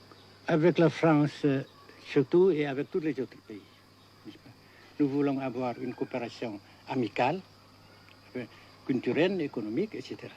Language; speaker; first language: French; non-native, local second language; Vietnamese